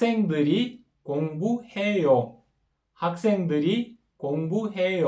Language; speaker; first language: Korean; non-native, fluent; Kyrgyz